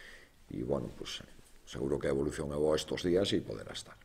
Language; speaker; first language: Galician; native; Galician